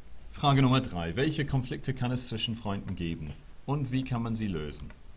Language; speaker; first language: German; non-native, fluent; English